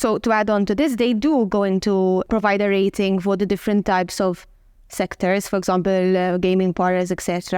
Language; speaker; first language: English; non-native, local second language; Maltese